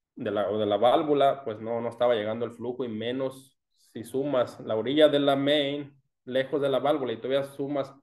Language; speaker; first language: Spanish; native; Spanish